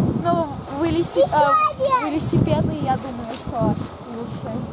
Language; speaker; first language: Russian; early bilingual, other home language; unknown